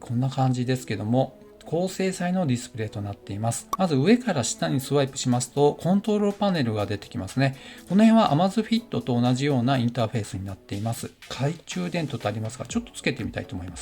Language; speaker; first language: Japanese; native; Japanese